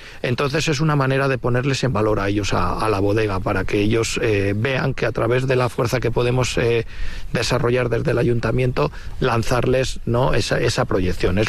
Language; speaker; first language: Spanish; native; Spanish